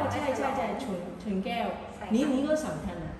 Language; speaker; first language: Thai; non-native, learner; Cantonese